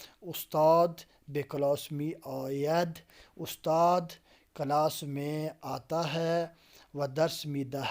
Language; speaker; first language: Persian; non-native, fluent; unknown